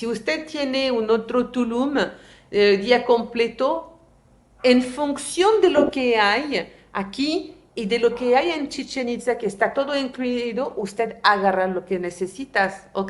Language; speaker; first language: Spanish; native; Spanish